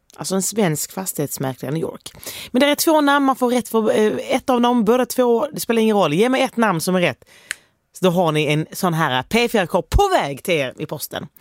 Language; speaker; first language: Swedish; native; Swedish